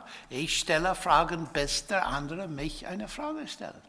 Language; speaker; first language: German; non-native, fluent; English